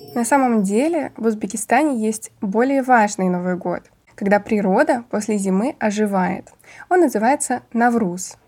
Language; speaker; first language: Russian; non-native, fluent; Persian